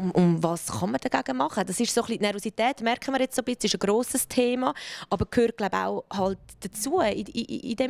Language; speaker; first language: German; native; German